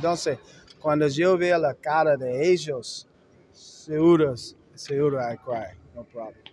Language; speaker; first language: Spanish; non-native, learner; English